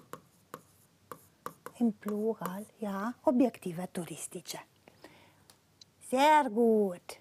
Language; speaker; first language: German; non-native, fluent; Romanian